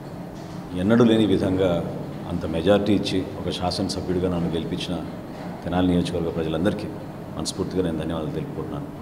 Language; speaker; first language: Telugu; native; Telugu